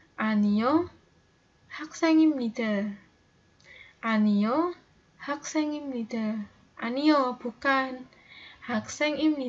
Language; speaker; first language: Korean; non-native, learner; Indonesian